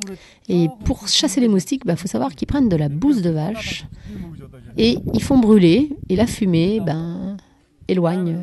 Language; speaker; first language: French; native; French